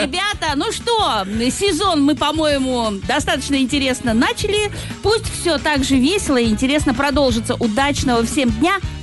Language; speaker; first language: Russian; native; Russian